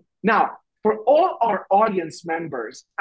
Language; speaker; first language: English; non-native, fluent; Spanish